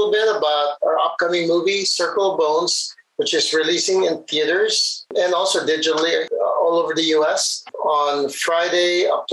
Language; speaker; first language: English; non-native, local second language; Hiligaynon